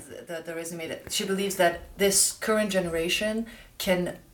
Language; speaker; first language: English; non-native, fluent; Persian